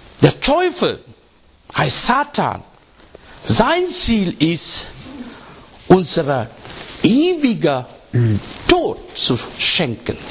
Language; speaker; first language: German; non-native, fluent; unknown